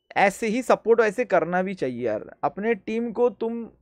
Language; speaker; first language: Hindi; non-native, local second language; Bangla